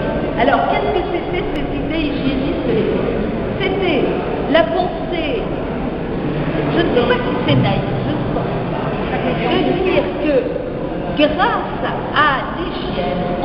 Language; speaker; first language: French; native; French